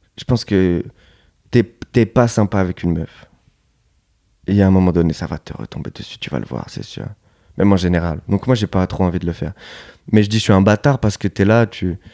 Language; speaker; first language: French; native; French